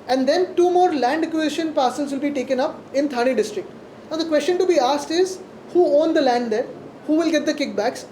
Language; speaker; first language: English; non-native, local second language; Marathi